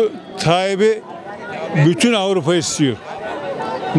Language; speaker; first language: Turkish; native; Turkish